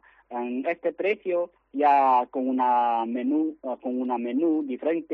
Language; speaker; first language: Spanish; non-native, learner; Chinese